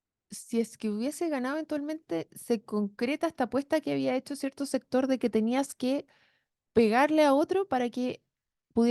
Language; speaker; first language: Spanish; native; Spanish